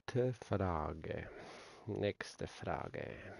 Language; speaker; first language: German; native; German